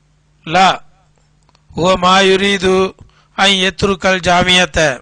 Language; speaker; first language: Arabic; non-native, fluent; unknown